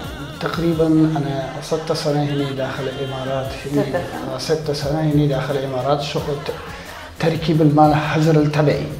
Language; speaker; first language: Arabic; non-native, learner; Persian